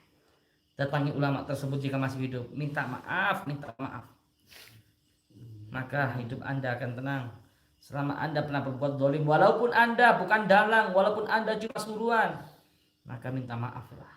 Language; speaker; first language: Indonesian; native; Indonesian